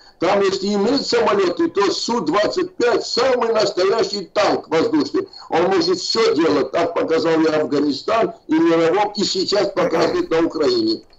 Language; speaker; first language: Russian; non-native, local second language; Armenian